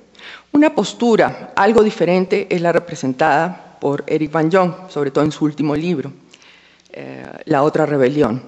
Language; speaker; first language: Spanish; native; Spanish